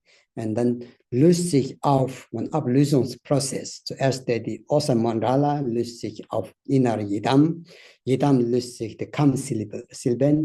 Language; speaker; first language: German; non-native, learner; Tibetan